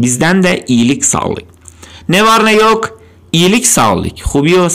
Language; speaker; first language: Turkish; non-native, fluent; Persian